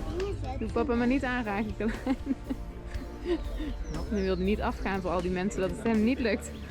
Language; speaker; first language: Dutch; native; Dutch